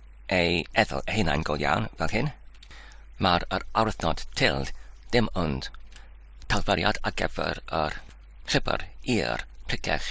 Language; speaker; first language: Welsh; non-native, learner; English